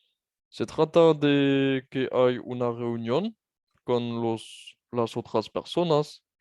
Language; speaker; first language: Spanish; non-native, fluent; French